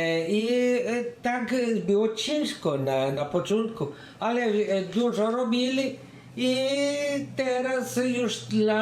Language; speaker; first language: Polish; early bilingual, heritage; Polish